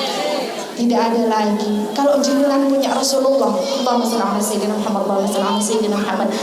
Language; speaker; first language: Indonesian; non-native, local second language; Javanese